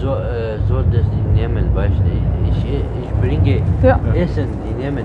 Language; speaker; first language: German; non-native, learner; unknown